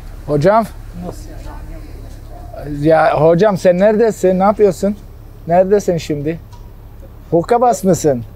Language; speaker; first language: Turkish; early bilingual, heritage; Turkish